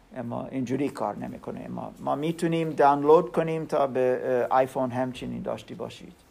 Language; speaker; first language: Persian; non-native, learner; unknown